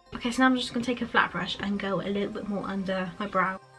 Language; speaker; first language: English; native; English